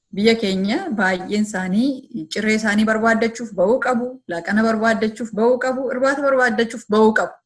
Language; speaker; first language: Oromo; early bilingual, heritage; Oromo